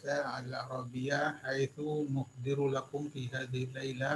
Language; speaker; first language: Arabic; non-native, fluent; Indonesian